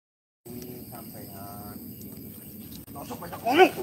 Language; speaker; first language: Indonesian; non-native, local second language; Javanese